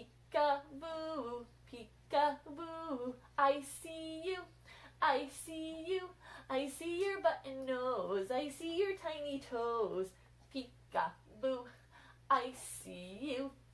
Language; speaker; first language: English; native; English